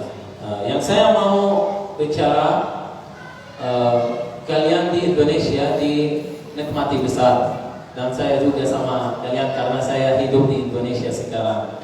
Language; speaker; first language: Indonesian; non-native, learner; Arabic